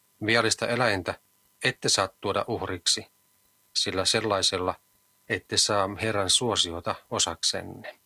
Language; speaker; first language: Finnish; native; Finnish